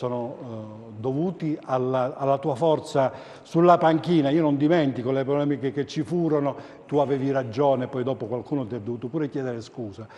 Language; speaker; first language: Italian; native; Italian